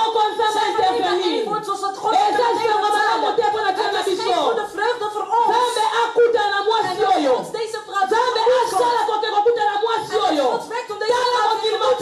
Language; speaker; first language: Dutch; non-native, learner; French